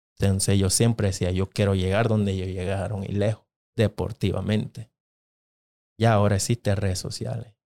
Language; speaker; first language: Spanish; non-native, local second language; Jamaican Creole English